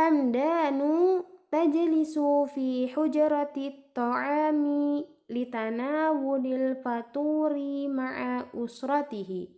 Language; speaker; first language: Arabic; non-native, fluent; Indonesian